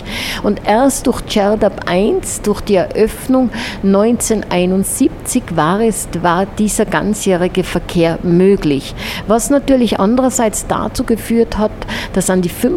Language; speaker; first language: German; native; German